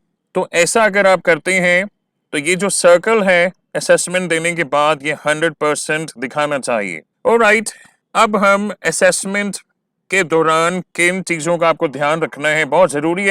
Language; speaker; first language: Hindi; native; Hindi